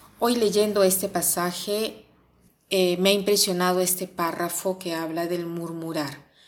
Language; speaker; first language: Spanish; non-native, fluent; Italian